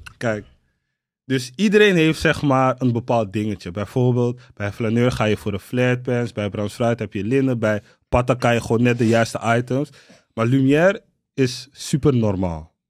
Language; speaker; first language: Dutch; native; Dutch